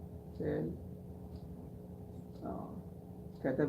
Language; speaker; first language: Arabic; non-native, learner; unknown